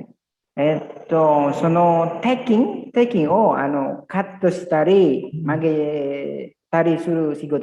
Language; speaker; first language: Japanese; non-native, learner; Indonesian